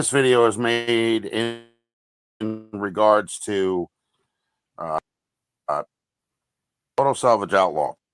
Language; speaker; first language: English; native; English